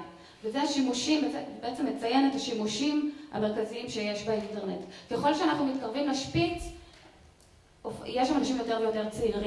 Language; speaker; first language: Hebrew; native; Hebrew